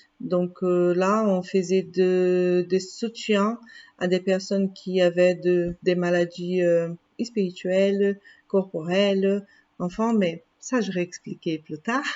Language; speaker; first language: French; non-native, fluent; Portuguese